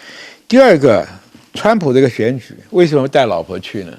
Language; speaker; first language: Chinese; native; Chinese